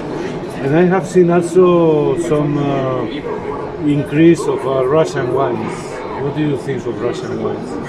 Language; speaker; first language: English; non-native, fluent; Spanish